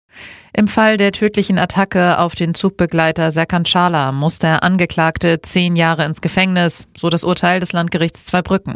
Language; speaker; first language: German; native; German